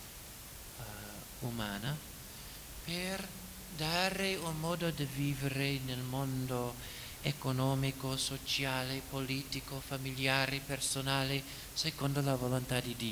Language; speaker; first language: Italian; non-native, fluent; English